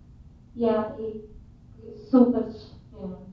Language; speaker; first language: German; non-native, learner; English